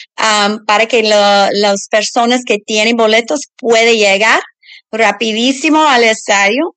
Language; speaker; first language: Spanish; early bilingual, other home language; English